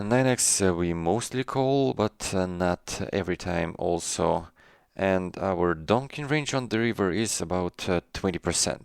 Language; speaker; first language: English; non-native, fluent; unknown